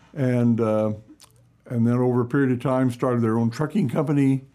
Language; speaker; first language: English; native; English